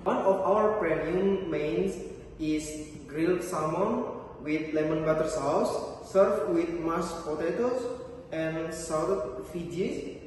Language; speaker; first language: English; non-native, learner; Indonesian